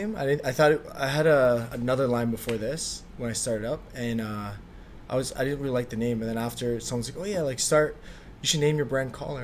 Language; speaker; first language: English; early bilingual, other home language; Vietnamese